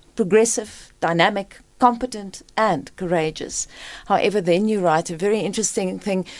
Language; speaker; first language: English; non-native, local second language; Afrikaans